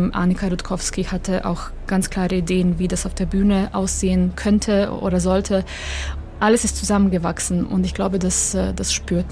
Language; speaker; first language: German; non-native, fluent; Croatian